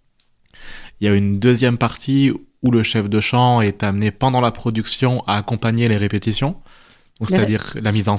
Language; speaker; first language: French; native; French